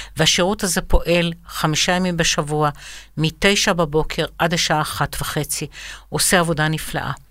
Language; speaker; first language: Hebrew; non-native, fluent; Arabic